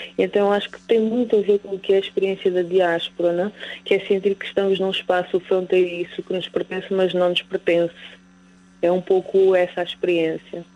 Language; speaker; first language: Portuguese; native; Portuguese